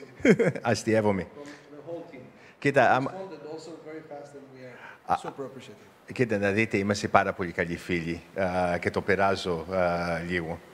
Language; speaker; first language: Greek; early bilingual, heritage; Greek